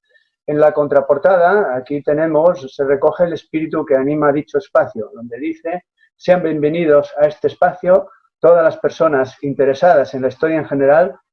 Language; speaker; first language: Spanish; native; Spanish